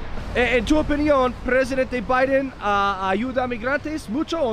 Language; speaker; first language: Spanish; non-native, learner; English